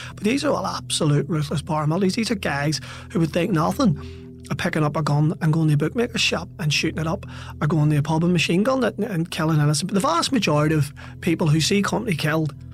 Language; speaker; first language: English; native; English